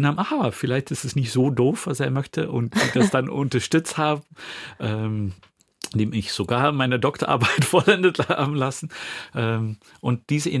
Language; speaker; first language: German; non-native, fluent; Dutch